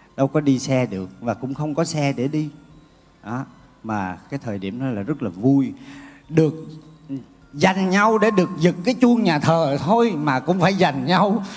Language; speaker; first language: Vietnamese; native; Vietnamese